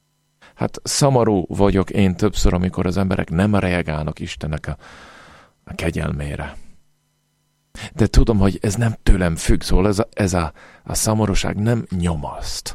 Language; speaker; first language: Hungarian; non-native, fluent; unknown